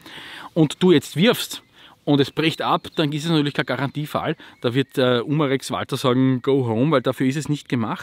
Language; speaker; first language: German; native; German